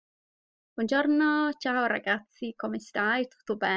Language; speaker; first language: Italian; non-native, fluent; English